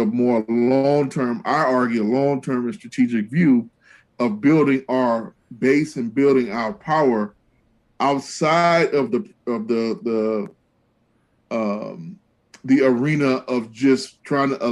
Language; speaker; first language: English; native; English